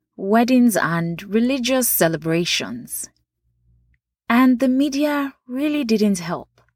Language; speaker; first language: English; non-native, local second language; Yoruba